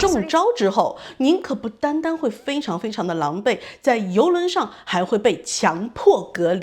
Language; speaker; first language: Chinese; native; Chinese